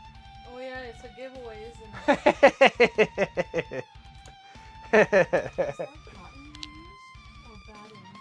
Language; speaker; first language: English; native; English